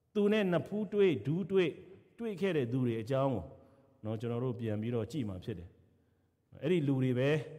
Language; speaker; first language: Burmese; non-native, local second language; Kachin